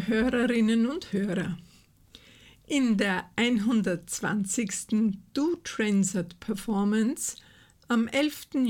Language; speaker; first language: German; native; German